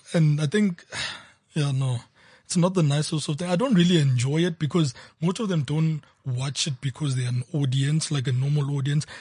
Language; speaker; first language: English; non-native, local second language; Zulu